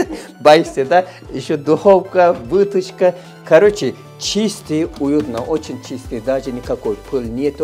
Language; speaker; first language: Russian; non-native, fluent; Turkish